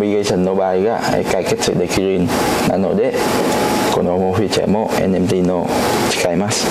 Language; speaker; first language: Japanese; non-native, learner; Cantonese